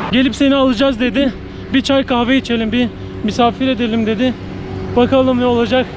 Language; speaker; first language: Turkish; native; Turkish